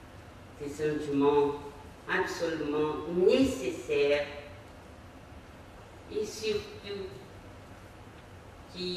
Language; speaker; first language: French; non-native, fluent; Portuguese